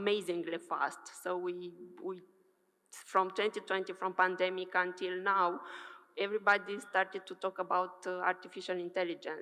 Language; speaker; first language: English; non-native, fluent; Romanian